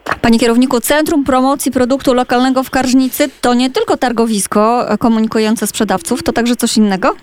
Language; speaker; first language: Polish; native; Polish